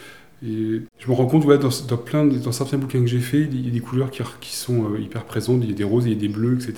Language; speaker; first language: French; native; French